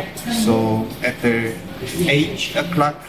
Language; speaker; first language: English; non-native, learner; Korean